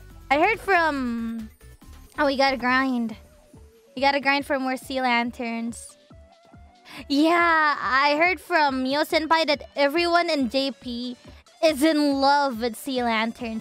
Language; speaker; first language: English; non-native, fluent; Indonesian